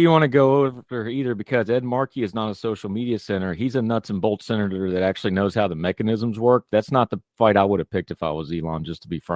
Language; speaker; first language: English; native; English